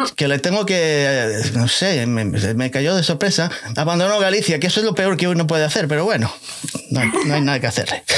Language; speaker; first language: Spanish; native; Spanish